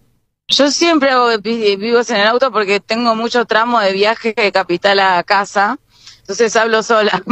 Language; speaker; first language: Spanish; native; Spanish